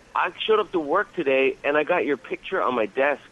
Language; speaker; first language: English; native; English